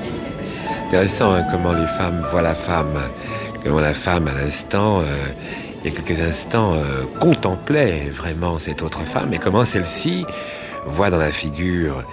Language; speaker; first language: French; native; French